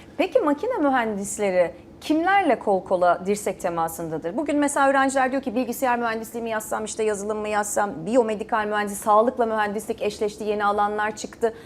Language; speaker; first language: Turkish; native; Turkish